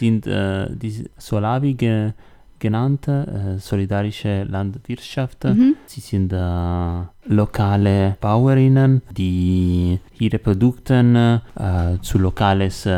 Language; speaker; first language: German; non-native, learner; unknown